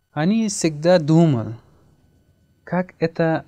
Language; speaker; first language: Russian; non-native, learner; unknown